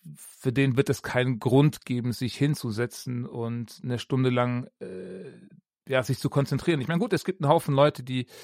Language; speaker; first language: German; native; German